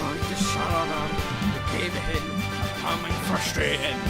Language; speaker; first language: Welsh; non-native, local second language; English